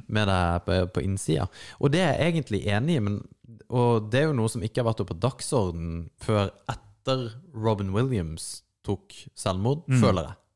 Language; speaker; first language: Norwegian; native; Norwegian